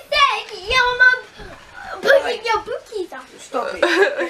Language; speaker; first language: English; native; English